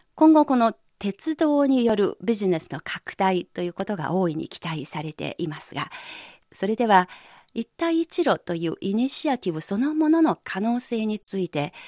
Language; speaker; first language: Japanese; non-native, fluent; Chinese